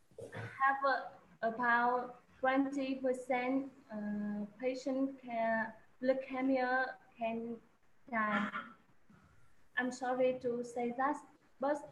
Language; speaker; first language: English; non-native, learner; Vietnamese